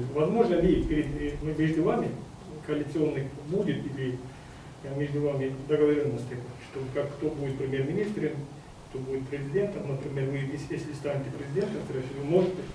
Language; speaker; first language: Russian; non-native, local second language; Kyrgyz